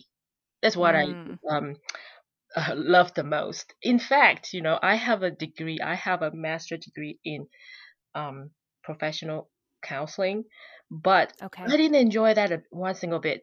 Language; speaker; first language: English; non-native, local second language; Chinese